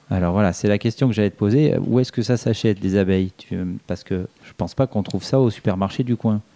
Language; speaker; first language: French; native; French